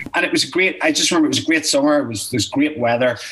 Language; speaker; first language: English; native; English